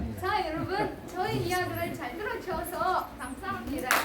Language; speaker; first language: Korean; non-native, learner; Uzbek